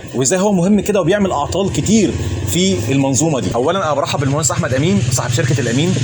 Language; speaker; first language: Arabic; native; Arabic